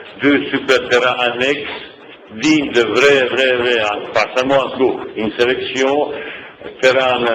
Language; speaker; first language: French; non-native, fluent; Bosnian